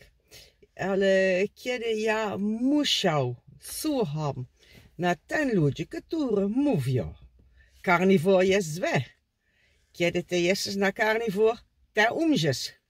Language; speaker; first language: Polish; non-native, learner; Dutch